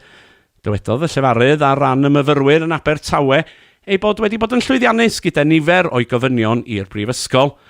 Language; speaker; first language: Welsh; native; Welsh